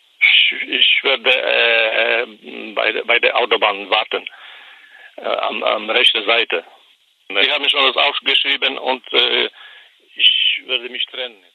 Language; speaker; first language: German; non-native, learner; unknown